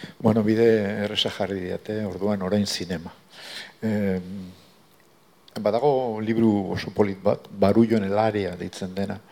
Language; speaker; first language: Basque; native; Basque